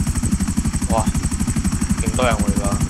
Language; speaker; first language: Chinese; native; Chinese